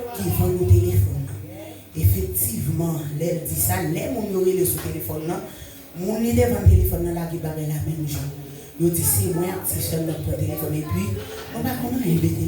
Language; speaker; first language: French; non-native, local second language; Haitian Creole